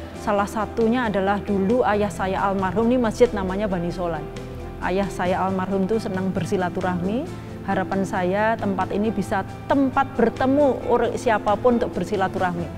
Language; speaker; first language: Indonesian; non-native, local second language; Javanese